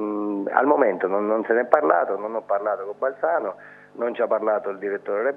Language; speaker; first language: Italian; native; Italian